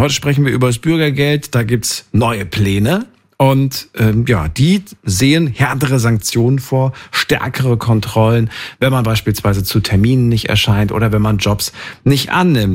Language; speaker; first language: German; native; German